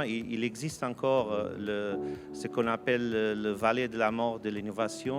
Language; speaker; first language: French; non-native, fluent; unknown